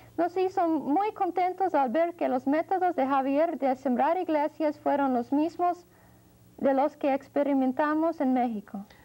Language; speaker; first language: Spanish; non-native, fluent; English